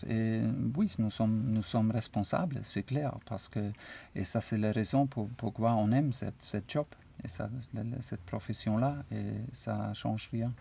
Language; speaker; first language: French; non-native, learner; German